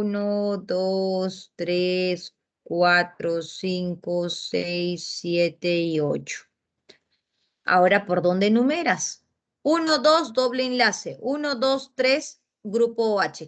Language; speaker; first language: Spanish; native; Spanish